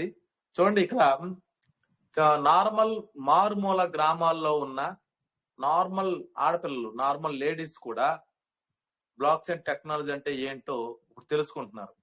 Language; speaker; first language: Telugu; native; Telugu